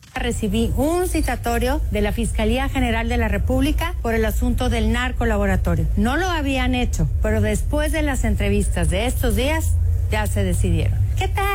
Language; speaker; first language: Spanish; native; Spanish